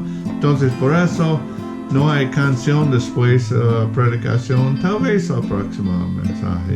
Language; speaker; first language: Spanish; non-native, fluent; English